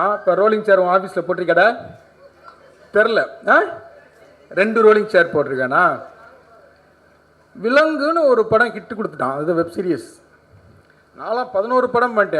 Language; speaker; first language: Tamil; native; Tamil